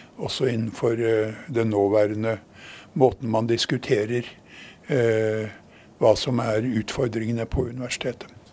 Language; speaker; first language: Norwegian; native; Norwegian